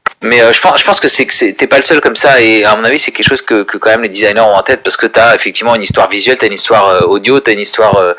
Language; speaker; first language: French; native; French